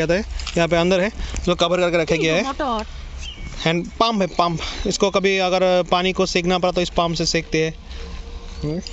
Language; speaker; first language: Hindi; non-native, local second language; Assamese